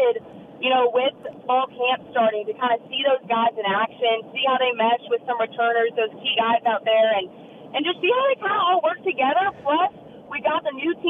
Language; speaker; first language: English; native; English